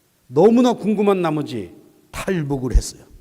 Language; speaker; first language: Korean; native; Korean